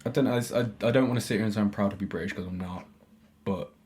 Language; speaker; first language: English; native; English